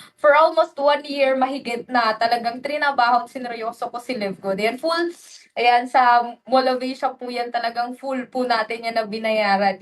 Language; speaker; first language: Filipino; non-native, local second language; Waray